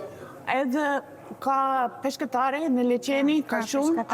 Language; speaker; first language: Albanian; non-native, learner; English